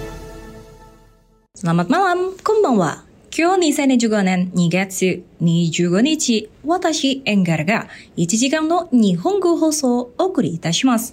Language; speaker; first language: Japanese; non-native, fluent; Indonesian